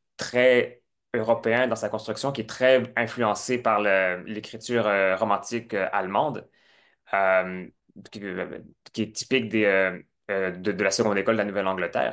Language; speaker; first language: French; native; French